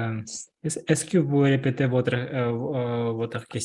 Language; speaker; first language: French; non-native, learner; Russian